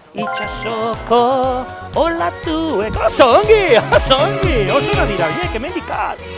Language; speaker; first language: Basque; native; Basque